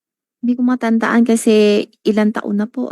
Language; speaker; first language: Filipino; non-native, local second language; Chinese